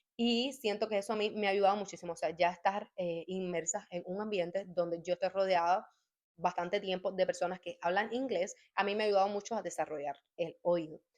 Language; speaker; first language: Spanish; native; Spanish